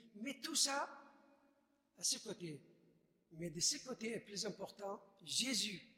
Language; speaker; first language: French; non-native, fluent; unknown